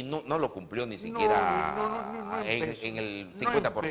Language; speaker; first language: Spanish; native; Spanish